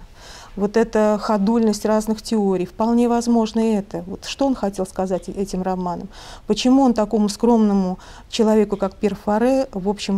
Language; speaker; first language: Russian; native; Russian